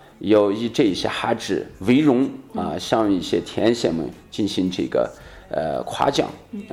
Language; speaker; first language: Chinese; native; Chinese